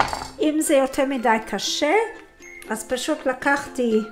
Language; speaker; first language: Hebrew; non-native, fluent; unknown